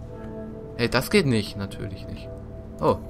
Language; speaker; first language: German; native; German